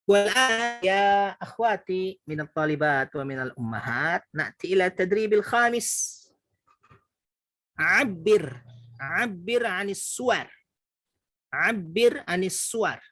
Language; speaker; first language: Arabic; non-native, fluent; Indonesian